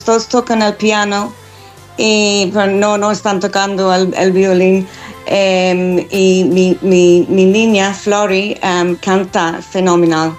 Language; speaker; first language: Spanish; non-native, fluent; English